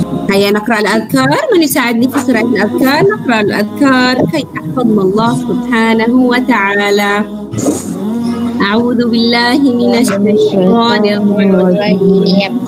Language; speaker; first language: Arabic; non-native, fluent; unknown